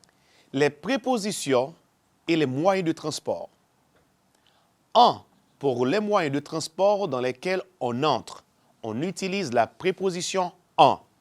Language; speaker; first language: French; non-native, fluent; Spanish